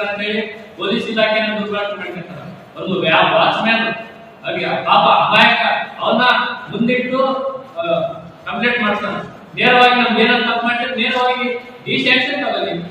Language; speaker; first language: Kannada; native; Kannada